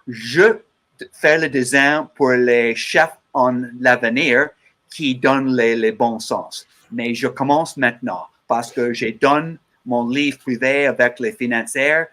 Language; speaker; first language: French; non-native, learner; English